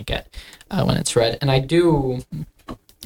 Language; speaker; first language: English; native; English